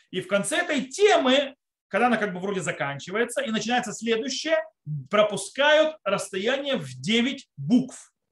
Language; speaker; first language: Russian; early bilingual, heritage; Russian